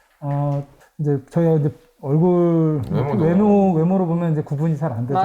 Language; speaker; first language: Korean; native; Korean